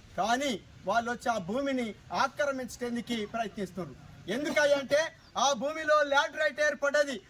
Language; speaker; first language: Telugu; native; Telugu